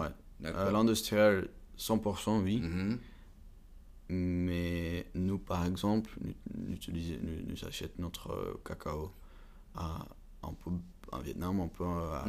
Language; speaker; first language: French; non-native, learner; Dutch